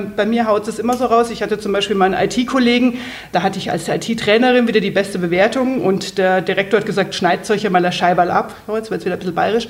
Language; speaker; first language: German; native; German